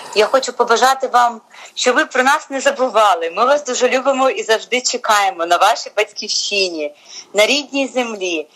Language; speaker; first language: Ukrainian; native; Ukrainian